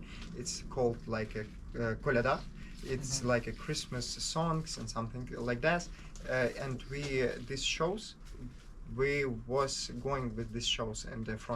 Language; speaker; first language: English; non-native, learner; Ukrainian